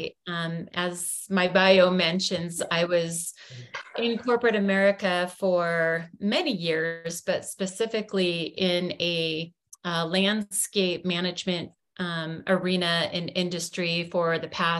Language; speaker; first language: English; native; English